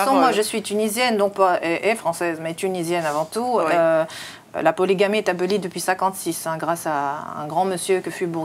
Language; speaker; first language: French; native; French